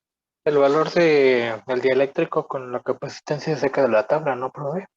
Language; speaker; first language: Spanish; native; Spanish